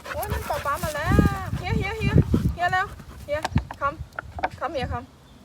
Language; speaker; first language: Thai; native; Thai